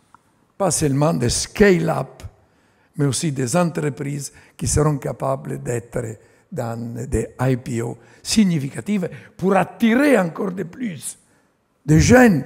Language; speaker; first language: French; non-native, fluent; Italian